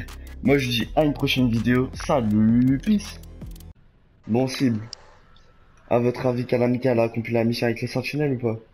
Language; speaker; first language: French; native; French